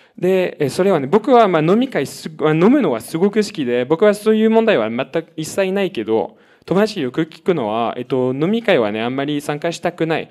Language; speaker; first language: Japanese; non-native, fluent; French